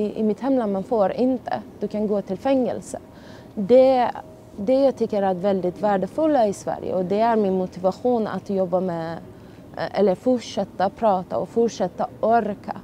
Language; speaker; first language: Swedish; non-native, fluent; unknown